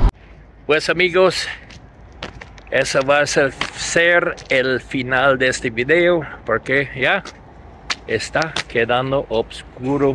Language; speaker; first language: Spanish; non-native, fluent; English